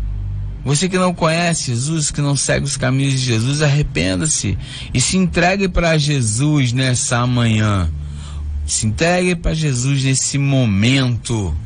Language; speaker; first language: Portuguese; native; Portuguese